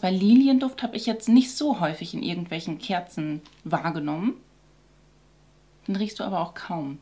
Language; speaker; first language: German; native; German